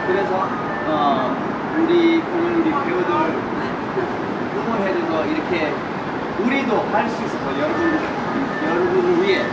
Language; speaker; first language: Korean; early bilingual, heritage; English